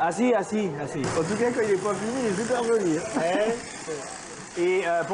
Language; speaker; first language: French; native; French